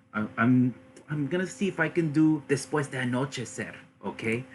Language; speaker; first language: Spanish; non-native, learner; English